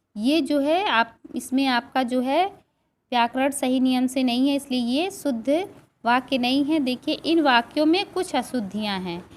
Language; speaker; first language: Hindi; native; Hindi